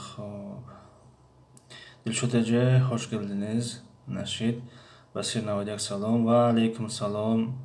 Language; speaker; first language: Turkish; non-native, fluent; Tajik